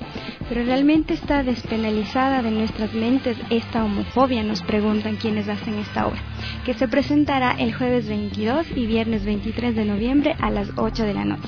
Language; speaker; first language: Spanish; native; Spanish